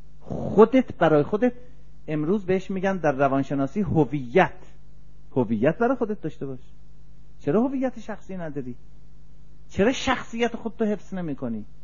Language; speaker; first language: Persian; native; Persian